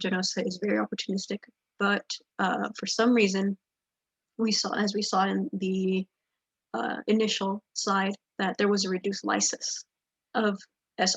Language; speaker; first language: English; native; English